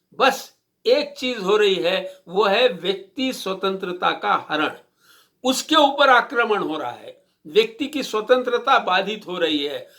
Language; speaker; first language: Hindi; non-native, local second language; Marathi